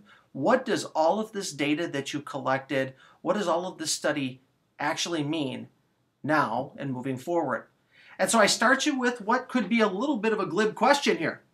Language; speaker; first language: English; native; English